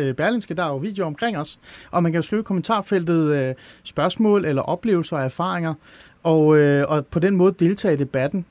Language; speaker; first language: Danish; early bilingual, other home language; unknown